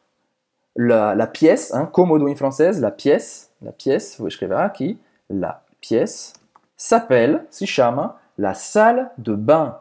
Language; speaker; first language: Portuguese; non-native, fluent; French